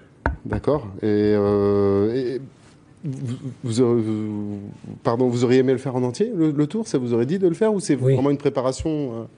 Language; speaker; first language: French; native; French